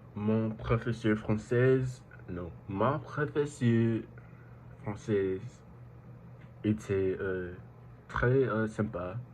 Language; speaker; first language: French; non-native, learner; English